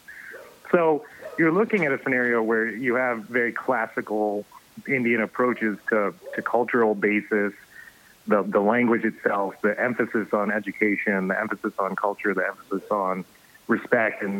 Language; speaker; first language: English; native; English